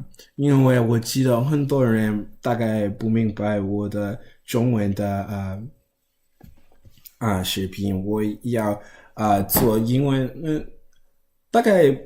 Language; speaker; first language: Chinese; non-native, learner; English